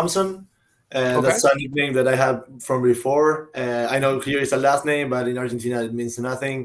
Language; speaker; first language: English; non-native, fluent; Spanish